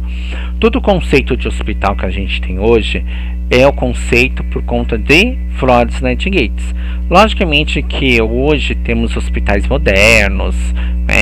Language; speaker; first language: Portuguese; native; Portuguese